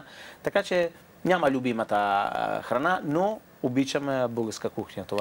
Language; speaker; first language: Bulgarian; non-native, fluent; Italian